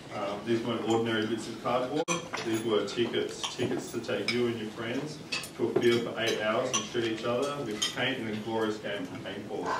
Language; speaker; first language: English; native; English